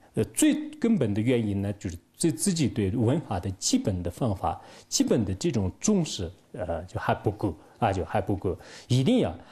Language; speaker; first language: Chinese; non-native, local second language; Tibetan